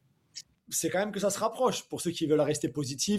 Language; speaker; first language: French; native; French